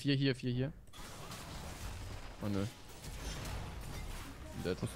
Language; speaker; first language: German; native; German